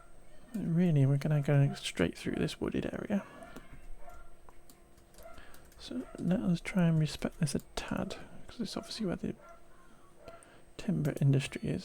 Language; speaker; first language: English; native; English